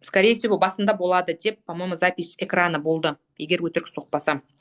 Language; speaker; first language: Russian; non-native, local second language; Kazakh